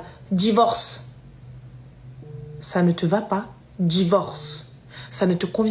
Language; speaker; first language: French; native; French